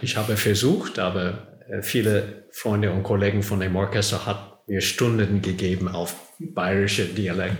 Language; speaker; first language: German; non-native, learner; English